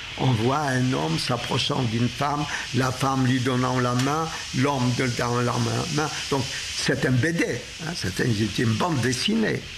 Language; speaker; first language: French; non-native, fluent; Polish